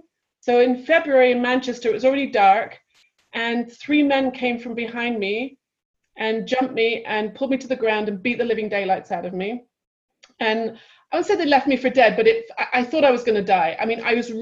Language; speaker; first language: English; native; English